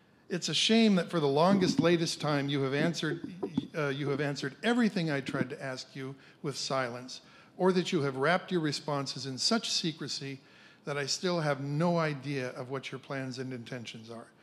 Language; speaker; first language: English; native; English